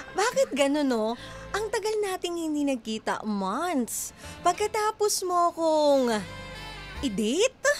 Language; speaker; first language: Filipino; native; Filipino